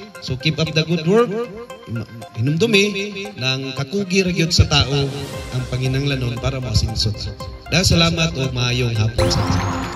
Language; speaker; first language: Cebuano; non-native, local second language; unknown